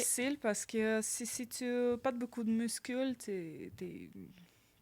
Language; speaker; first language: French; non-native, learner; Ukrainian